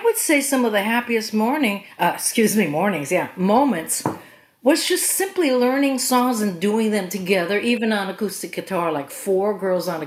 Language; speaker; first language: English; native; English